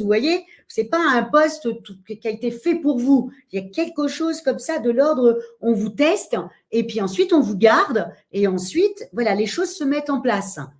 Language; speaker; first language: French; native; French